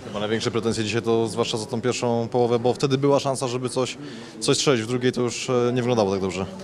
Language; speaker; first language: Polish; native; Polish